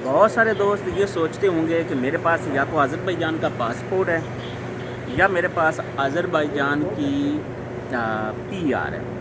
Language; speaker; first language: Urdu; non-native, local second language; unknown